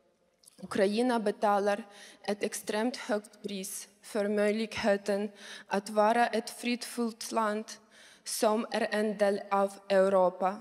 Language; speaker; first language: Swedish; non-native, learner; Ukrainian